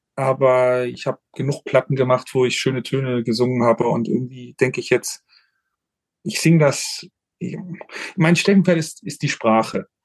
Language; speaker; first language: German; native; German